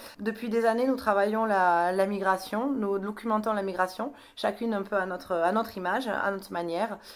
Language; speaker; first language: French; native; French